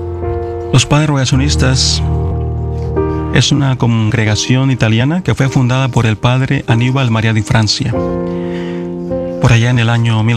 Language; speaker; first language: Spanish; native; Spanish